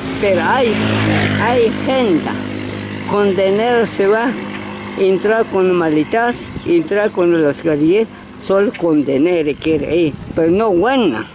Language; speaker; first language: Spanish; non-native, local second language; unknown